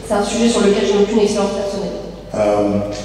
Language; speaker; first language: French; native; French